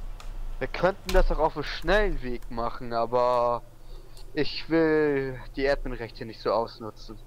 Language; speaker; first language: German; native; German